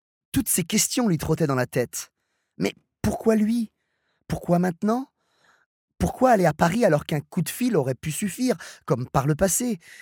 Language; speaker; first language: French; native; French